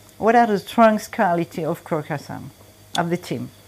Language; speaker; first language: English; non-native, learner; French